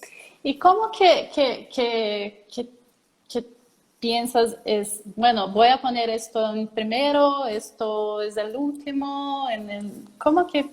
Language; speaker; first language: Spanish; non-native, learner; Portuguese